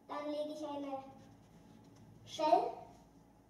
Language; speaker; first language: German; early bilingual, other home language; Russian